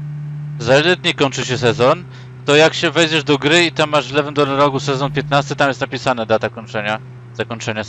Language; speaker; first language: Polish; native; Polish